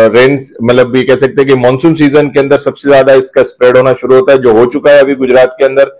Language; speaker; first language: Hindi; non-native, local second language; Gujarati